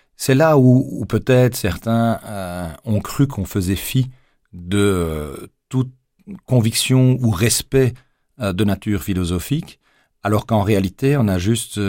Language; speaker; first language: French; native; French